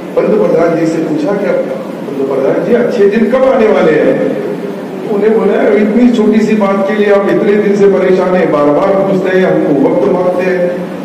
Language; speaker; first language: Hindi; non-native, local second language; Marathi